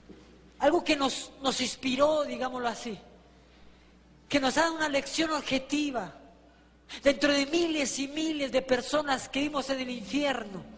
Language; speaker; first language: Spanish; native; Spanish